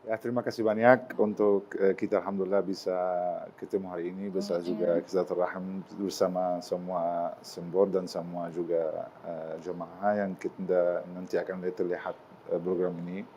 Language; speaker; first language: Indonesian; non-native, learner; Arabic